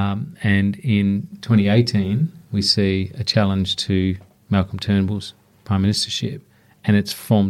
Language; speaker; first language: English; native; English